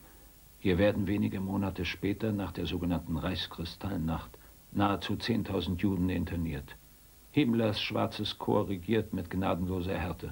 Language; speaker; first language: German; native; German